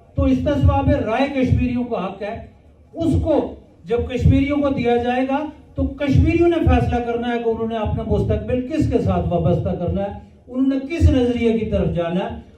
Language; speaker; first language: Urdu; non-native, local second language; Punjabi